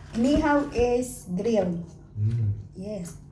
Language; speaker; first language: English; non-native, local second language; Filipino